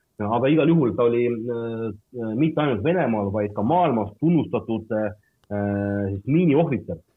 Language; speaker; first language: Estonian; non-native, local second language; Russian